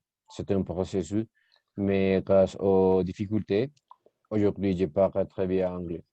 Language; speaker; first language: French; non-native, learner; Spanish